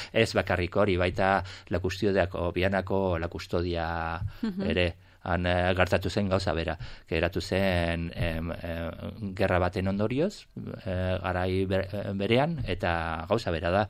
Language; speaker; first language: Basque; non-native, local second language; Spanish